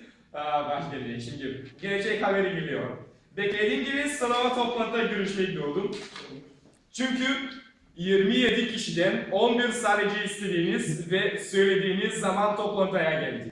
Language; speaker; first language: Turkish; non-native, learner; Bulgarian